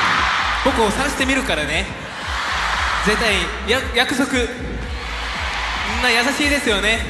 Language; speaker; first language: Japanese; non-native, fluent; Korean